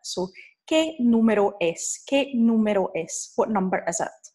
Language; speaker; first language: Spanish; non-native, fluent; English